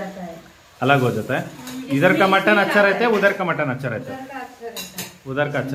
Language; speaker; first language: Hindi; non-native, local second language; Kannada